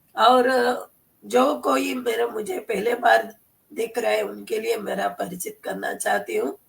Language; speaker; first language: Hindi; non-native, local second language; Malayalam